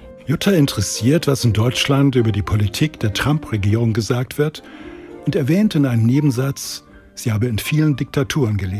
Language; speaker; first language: German; native; German